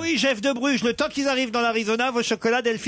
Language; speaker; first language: French; native; French